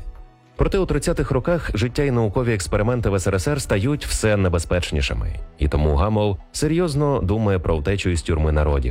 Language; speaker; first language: Ukrainian; native; Ukrainian